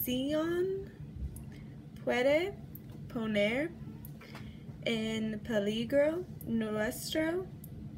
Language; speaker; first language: Spanish; non-native, learner; English